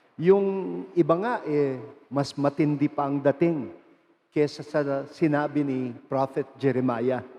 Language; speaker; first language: Filipino; native; Filipino